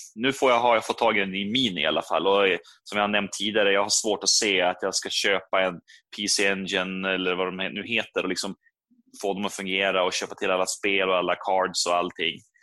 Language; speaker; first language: Swedish; native; Swedish